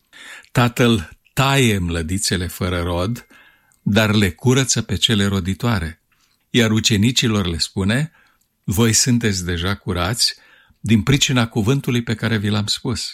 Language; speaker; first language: Romanian; native; Romanian